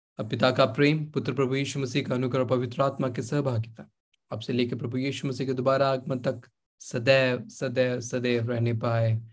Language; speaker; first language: Hindi; native; Hindi